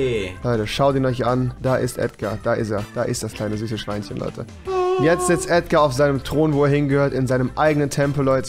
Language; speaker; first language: German; native; German